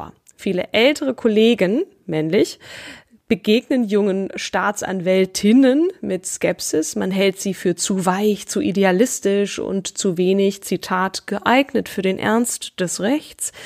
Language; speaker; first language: German; native; German